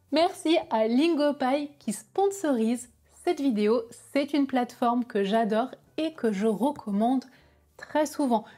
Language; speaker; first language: French; native; French